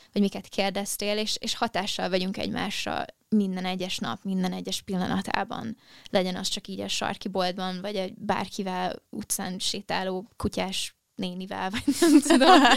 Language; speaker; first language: Hungarian; early bilingual, heritage; Hungarian